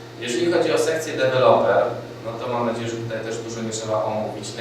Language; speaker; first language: Polish; native; Polish